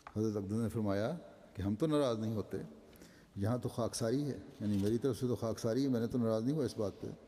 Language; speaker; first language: Urdu; native; Urdu